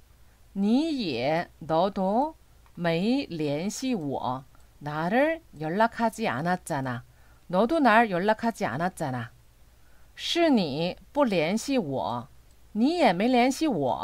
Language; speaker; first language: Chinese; non-native, fluent; Korean